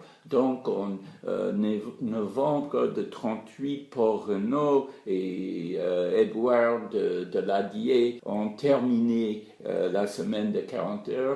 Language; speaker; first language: French; non-native, fluent; English